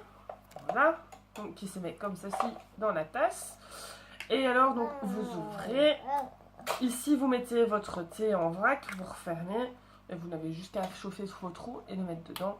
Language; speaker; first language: French; native; French